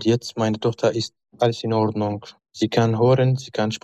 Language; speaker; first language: German; non-native, learner; Arabic